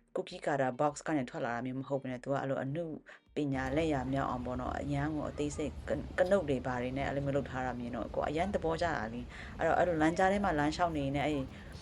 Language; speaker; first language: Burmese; non-native, local second language; Kachin